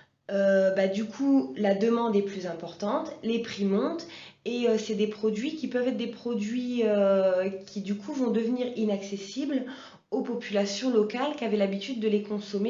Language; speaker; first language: French; native; French